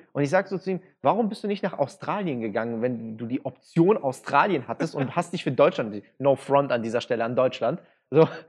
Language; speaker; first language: German; early bilingual, other home language; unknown